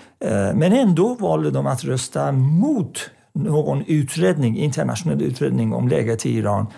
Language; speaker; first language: Swedish; non-native, fluent; Persian